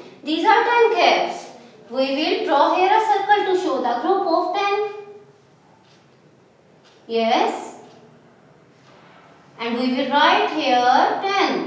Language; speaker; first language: English; non-native, local second language; Urdu